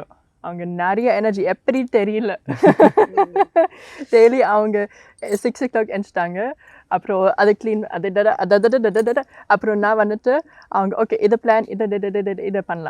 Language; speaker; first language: Tamil; non-native, learner; German